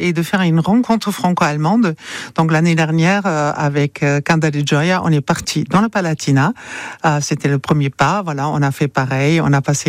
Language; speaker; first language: French; non-native, fluent; German